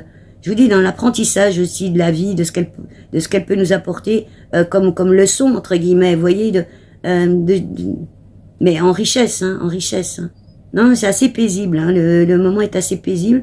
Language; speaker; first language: French; native; French